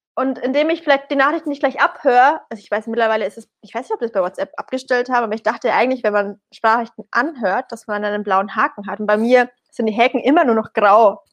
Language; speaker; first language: German; early bilingual, other home language; Arabic